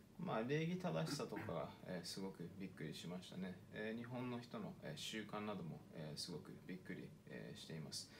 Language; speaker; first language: Japanese; native; Japanese